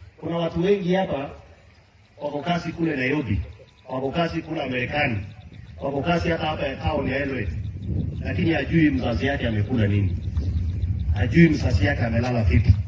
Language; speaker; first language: Swahili; non-native, local second language; Kalenjin